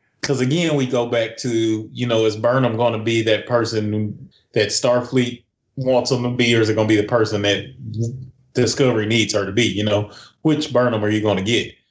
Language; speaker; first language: English; native; English